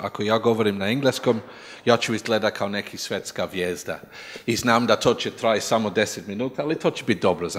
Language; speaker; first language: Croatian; non-native, learner; English